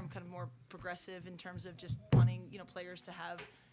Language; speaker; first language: English; native; English